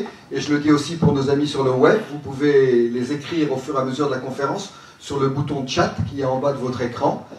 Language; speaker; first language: French; native; French